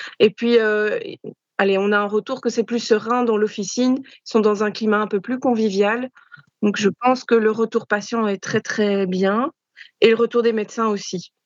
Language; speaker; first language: French; native; French